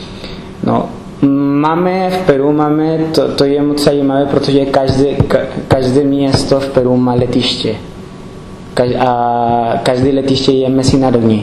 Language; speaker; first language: Czech; non-native, learner; Spanish